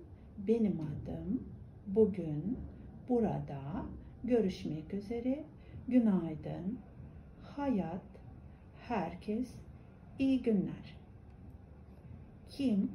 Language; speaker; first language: Turkish; non-native, fluent; Kazakh